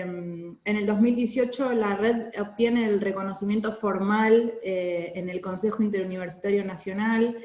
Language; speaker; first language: Spanish; native; Spanish